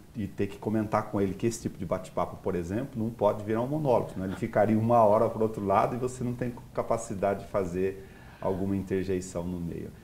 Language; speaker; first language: Portuguese; native; Portuguese